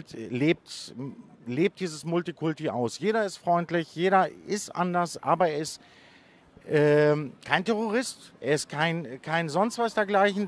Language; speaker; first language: German; early bilingual, other home language; Greek